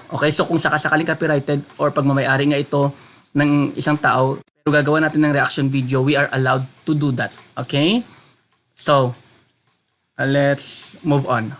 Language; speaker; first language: Filipino; non-native, local second language; Hiligaynon